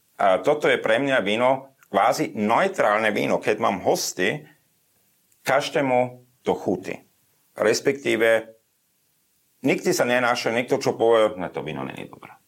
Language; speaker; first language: Slovak; non-native, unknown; German